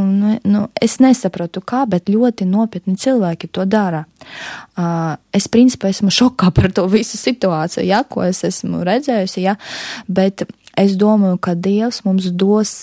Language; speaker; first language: Latvian; non-native, local second language; Russian